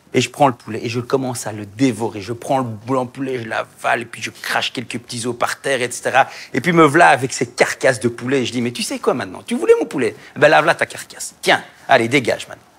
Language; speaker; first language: French; native; French